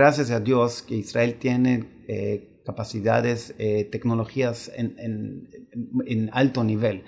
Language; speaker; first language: Spanish; non-native, fluent; Hebrew